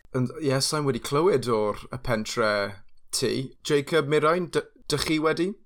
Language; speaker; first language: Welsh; non-native, local second language; English